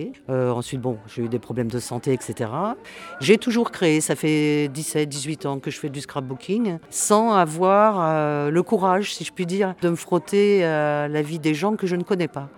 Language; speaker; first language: French; native; French